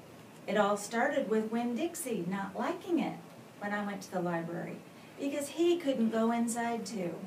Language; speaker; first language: English; native; English